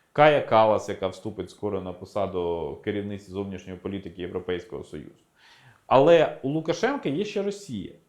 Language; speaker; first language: Ukrainian; native; Ukrainian